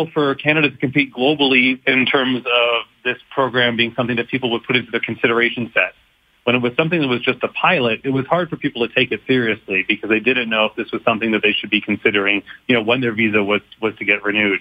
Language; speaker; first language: English; native; English